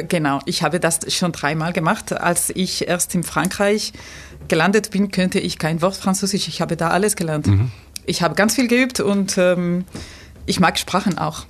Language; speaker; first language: German; non-native, fluent; Spanish